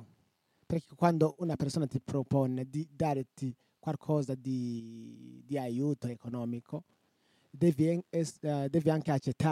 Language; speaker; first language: Italian; non-native, local second language; Rundi